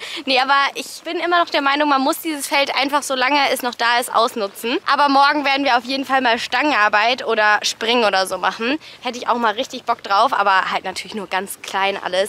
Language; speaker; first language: German; native; German